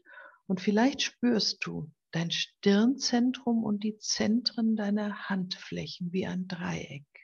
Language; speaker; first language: German; native; German